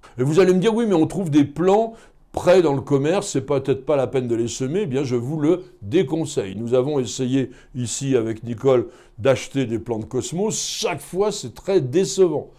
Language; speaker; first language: French; native; French